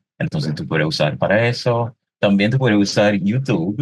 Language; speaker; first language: Spanish; non-native, fluent; English